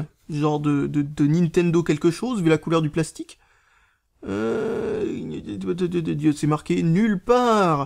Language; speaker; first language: French; native; French